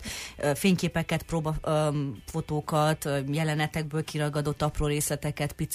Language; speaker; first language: Hungarian; native; Hungarian